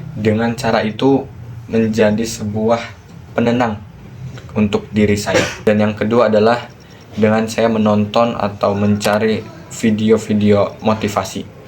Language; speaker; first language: Indonesian; native; Indonesian